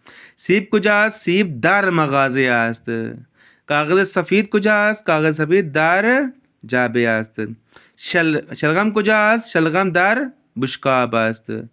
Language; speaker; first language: Persian; non-native, fluent; Urdu